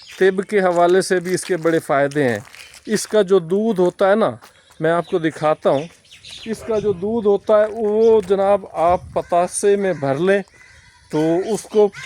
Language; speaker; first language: Urdu; non-native, local second language; Punjabi